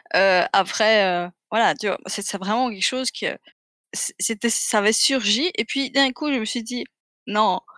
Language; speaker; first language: French; native; French